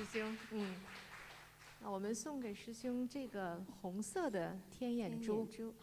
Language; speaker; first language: Chinese; native; Chinese